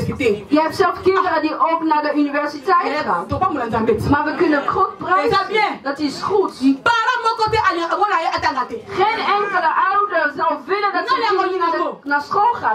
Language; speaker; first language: Dutch; non-native, fluent; Lingala